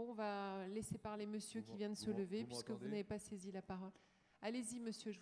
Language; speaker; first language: French; native; French